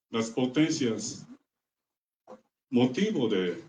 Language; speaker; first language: Spanish; non-native, learner; Japanese